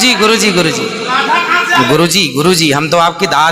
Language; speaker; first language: Hindi; native; Hindi